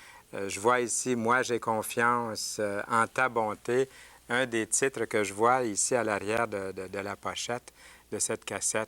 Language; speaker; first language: French; native; French